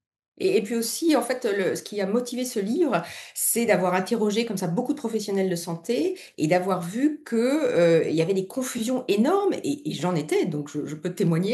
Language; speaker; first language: French; native; French